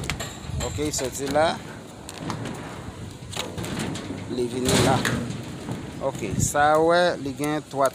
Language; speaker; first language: French; non-native, learner; Haitian Creole